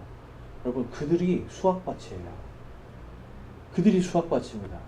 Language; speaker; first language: Korean; native; Korean